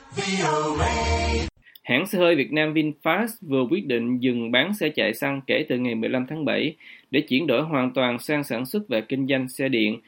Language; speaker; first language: Vietnamese; native; Vietnamese